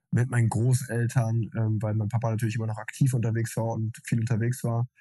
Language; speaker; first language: German; native; German